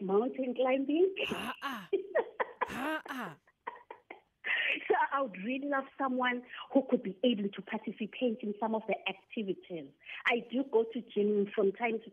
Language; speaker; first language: English; non-native, local second language; Zulu